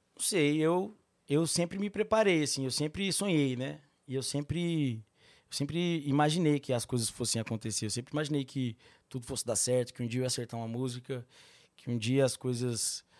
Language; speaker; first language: Portuguese; native; Portuguese